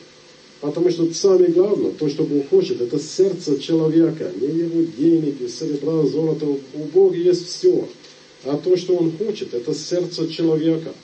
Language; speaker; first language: Russian; non-native, fluent; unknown